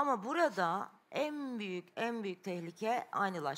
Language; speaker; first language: Turkish; native; Turkish